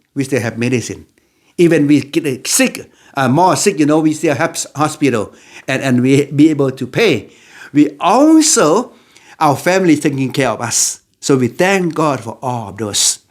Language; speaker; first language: English; non-native, learner; Lao